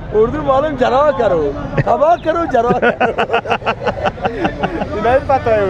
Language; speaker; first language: Hindi; non-native, learner; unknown